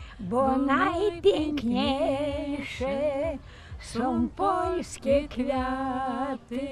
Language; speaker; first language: Polish; early bilingual, heritage; Polish